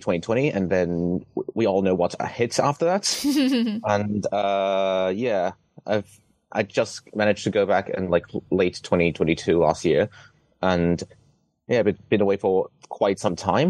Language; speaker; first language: English; non-native, local second language; Cantonese